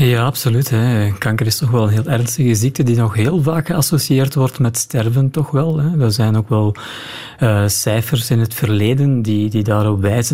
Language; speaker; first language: Dutch; native; Dutch